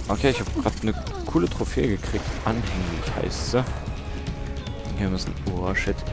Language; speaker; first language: German; native; German